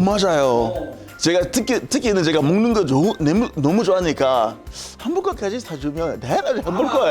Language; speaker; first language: Korean; non-native, learner; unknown